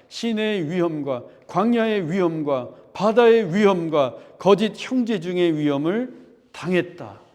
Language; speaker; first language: Korean; native; Korean